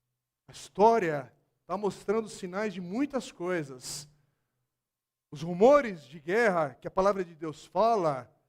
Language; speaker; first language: Portuguese; native; Portuguese